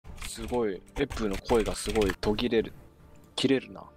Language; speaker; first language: Japanese; native; Japanese